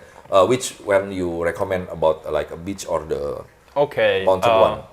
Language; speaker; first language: English; non-native, learner; Indonesian